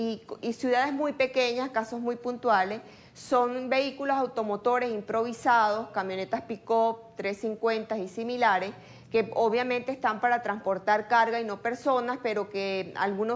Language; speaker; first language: Spanish; native; Spanish